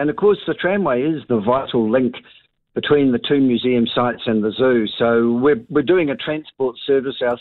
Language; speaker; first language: English; native; English